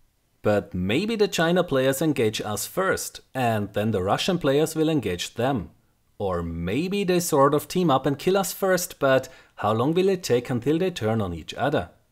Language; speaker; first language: English; non-native, fluent; German